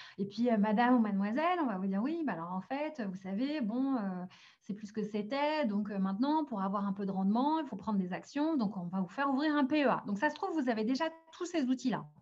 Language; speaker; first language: French; early bilingual, other home language; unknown